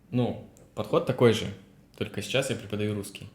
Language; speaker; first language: Russian; native; Russian